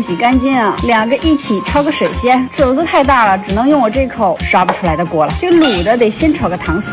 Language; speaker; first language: Chinese; native; Chinese